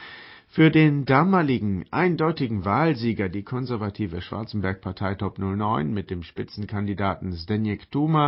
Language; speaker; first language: German; native; German